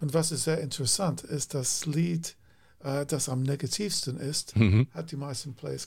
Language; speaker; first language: German; non-native, fluent; English